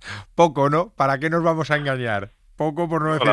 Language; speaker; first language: Spanish; native; Spanish